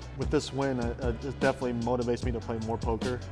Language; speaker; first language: English; native; English